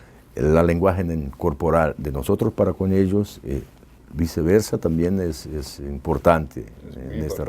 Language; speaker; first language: Spanish; non-native, fluent; Portuguese